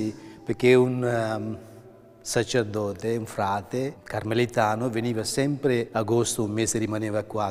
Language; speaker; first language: Italian; non-native, fluent; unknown